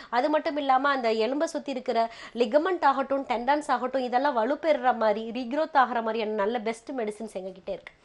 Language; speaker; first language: Tamil; native; Tamil